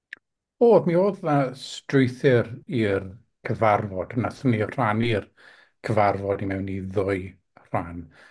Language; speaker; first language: Welsh; non-native, local second language; English